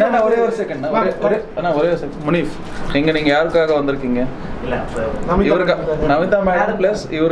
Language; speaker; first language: Tamil; native; Tamil